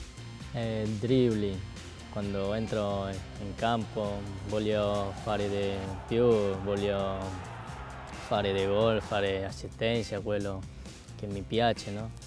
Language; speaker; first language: Italian; non-native, learner; Korean